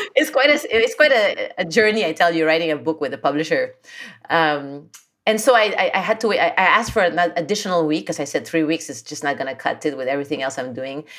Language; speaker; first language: English; non-native, local second language; French